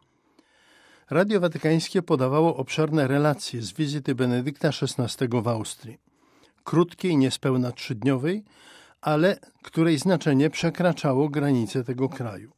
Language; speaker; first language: Polish; native; Polish